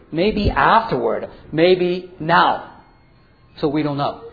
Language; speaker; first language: English; non-native, learner; Chinese